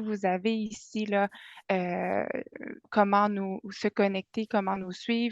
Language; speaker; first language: French; native; French